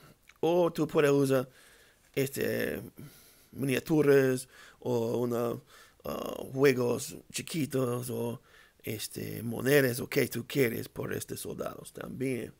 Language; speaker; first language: Spanish; non-native, learner; English